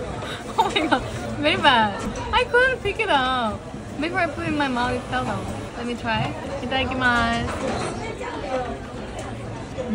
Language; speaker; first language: English; non-native, local second language; Assamese